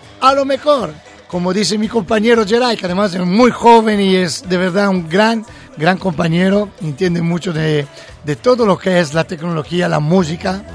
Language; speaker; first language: Spanish; non-native, fluent; Italian